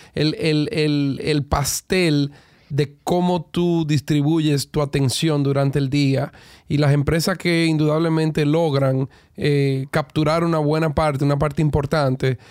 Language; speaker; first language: Spanish; native; Spanish